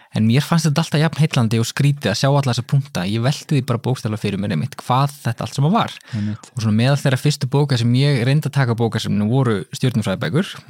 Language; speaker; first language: Icelandic; native; Icelandic